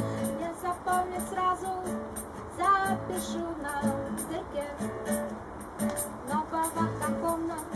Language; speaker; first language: Russian; native; Russian